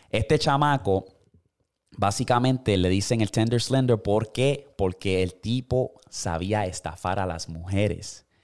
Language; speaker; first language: Spanish; native; Spanish